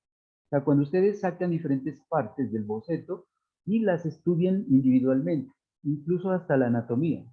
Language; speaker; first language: Spanish; native; Spanish